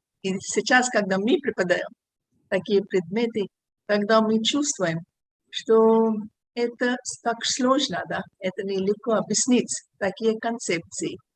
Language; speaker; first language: Russian; non-native, fluent; Hindi